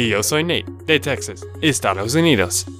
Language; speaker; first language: Spanish; non-native, fluent; English